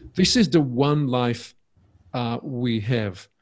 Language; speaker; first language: English; non-native, fluent; Hebrew